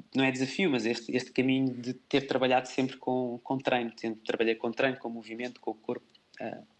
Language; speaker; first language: Portuguese; native; Portuguese